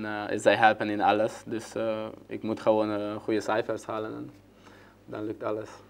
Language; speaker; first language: Dutch; non-native, learner; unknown